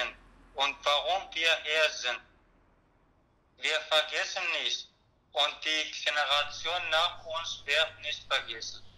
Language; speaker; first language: German; non-native, learner; Kurdish